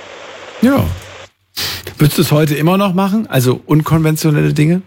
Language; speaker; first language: German; native; German